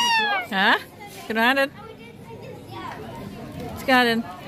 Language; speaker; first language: Danish; non-native, learner; Thai